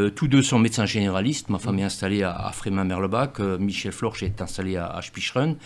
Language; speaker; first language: French; native; French